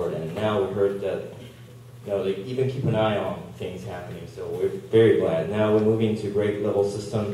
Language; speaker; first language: English; non-native, learner; Chinese